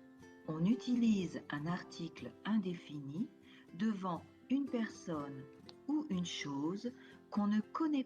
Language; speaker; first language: French; non-native, learner; Spanish